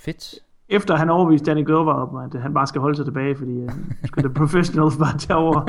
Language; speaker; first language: Danish; native; Danish